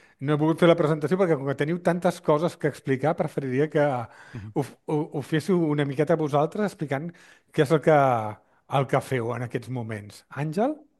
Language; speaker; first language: Catalan; native; Catalan